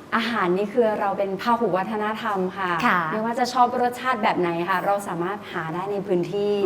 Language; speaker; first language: Thai; native; Thai